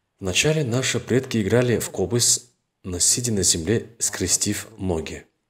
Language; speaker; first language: Russian; non-native, local second language; Kazakh